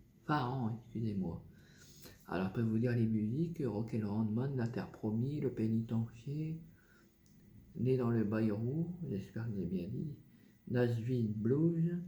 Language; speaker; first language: French; native; French